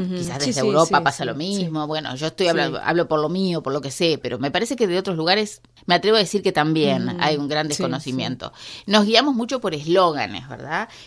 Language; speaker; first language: Spanish; native; Spanish